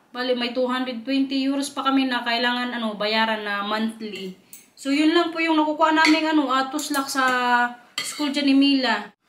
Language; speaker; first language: Filipino; non-native, local second language; Waray